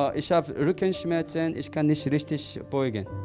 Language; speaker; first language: German; non-native, learner; Korean